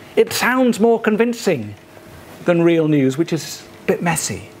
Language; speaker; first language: English; native; English